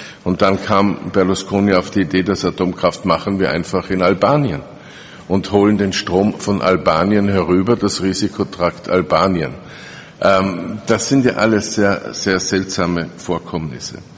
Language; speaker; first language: German; native; German